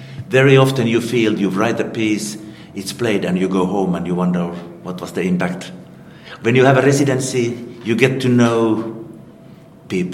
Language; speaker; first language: English; non-native, fluent; Finnish